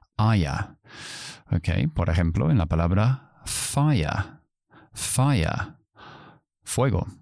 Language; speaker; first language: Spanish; non-native, fluent; English